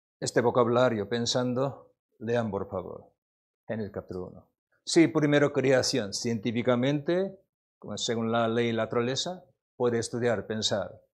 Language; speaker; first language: Spanish; non-native, learner; Korean